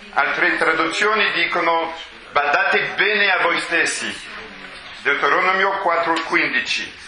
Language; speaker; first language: Italian; non-native, fluent; French